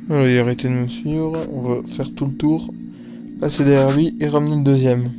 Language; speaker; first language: French; native; French